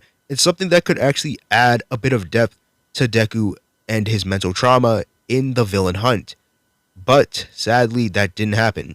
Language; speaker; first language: English; native; English